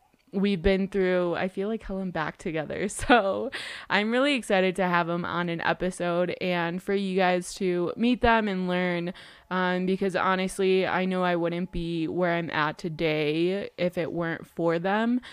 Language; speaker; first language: English; early bilingual, other home language; Spanish